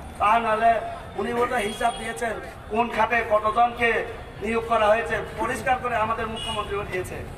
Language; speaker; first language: Bangla; native; Bangla